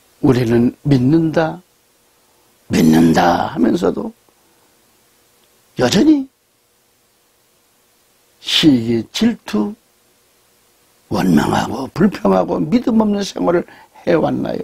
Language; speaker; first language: Korean; native; Korean